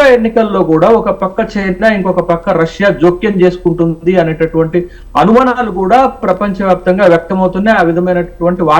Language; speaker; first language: Telugu; native; Telugu